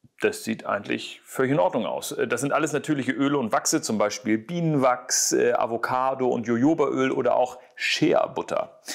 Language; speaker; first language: German; native; German